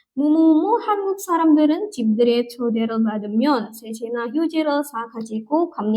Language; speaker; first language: Korean; non-native, fluent; Indonesian